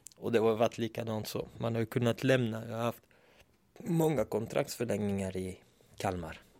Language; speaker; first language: Swedish; early bilingual, other home language; Turkish